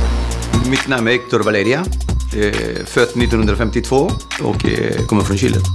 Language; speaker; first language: Swedish; non-native, fluent; Spanish